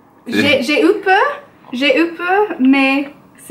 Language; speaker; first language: French; non-native, learner; English